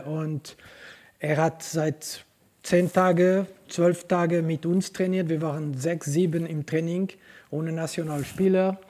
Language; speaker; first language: German; non-native, local second language; French